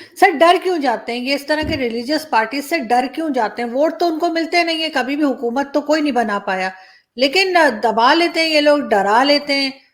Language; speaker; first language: Urdu; native; Urdu